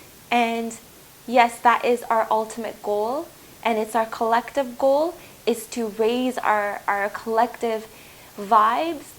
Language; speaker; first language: English; native; English